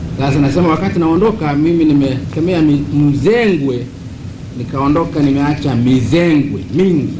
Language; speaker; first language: Swahili; non-native, local second language; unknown